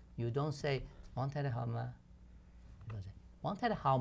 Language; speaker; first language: Chinese; non-native, fluent; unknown